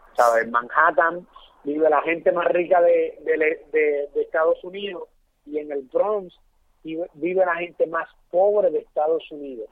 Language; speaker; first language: Spanish; native; Spanish